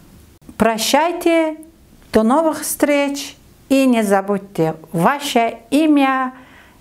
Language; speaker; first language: Russian; non-native, learner; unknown